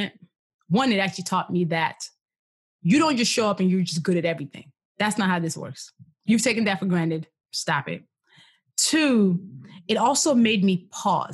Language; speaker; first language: English; non-native, local second language; Yoruba